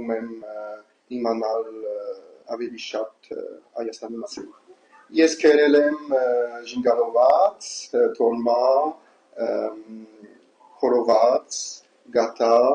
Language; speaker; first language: Armenian; non-native, learner; English